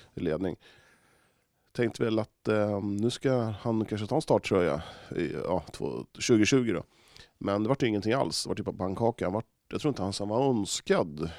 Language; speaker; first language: Swedish; native; Swedish